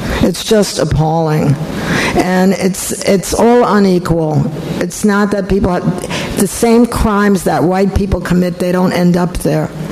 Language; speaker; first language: English; non-native, fluent; Polish